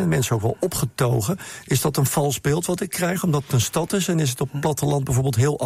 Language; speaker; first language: Dutch; native; Dutch